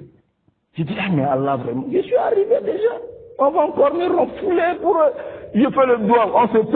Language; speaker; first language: French; non-native, local second language; Lingala